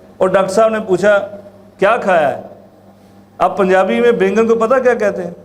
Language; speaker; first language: Urdu; non-native, local second language; Punjabi